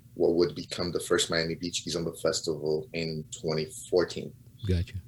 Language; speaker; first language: English; non-native, fluent; Portuguese